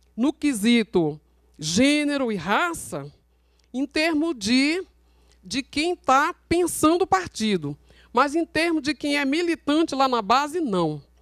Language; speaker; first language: Portuguese; native; Portuguese